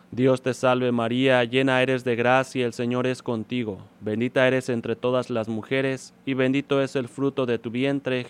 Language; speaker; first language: Spanish; native; Spanish